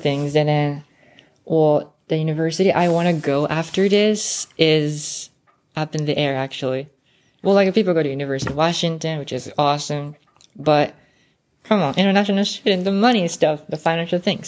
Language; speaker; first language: English; non-native, fluent; Japanese